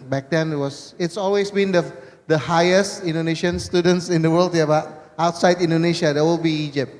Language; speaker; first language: English; non-native, fluent; Indonesian